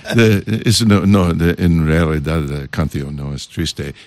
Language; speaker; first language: Spanish; non-native, learner; English